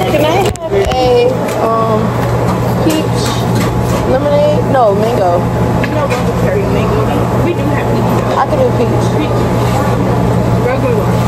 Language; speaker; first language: English; native; English